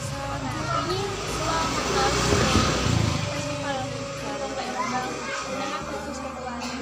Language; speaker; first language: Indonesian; non-native, local second language; Javanese